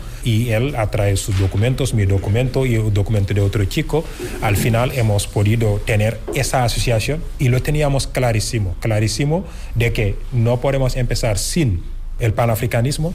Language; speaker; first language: Spanish; non-native, fluent; Wolof